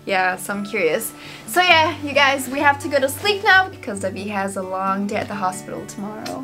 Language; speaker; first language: English; early bilingual, other home language; Portuguese